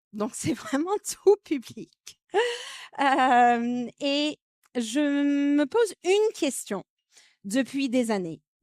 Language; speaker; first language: French; non-native, fluent; English